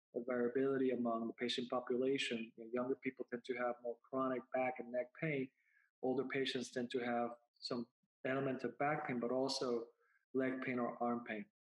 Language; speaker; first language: English; non-native, fluent; Spanish